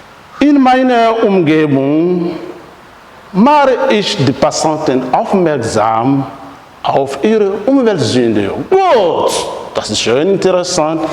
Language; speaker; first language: German; non-native, fluent; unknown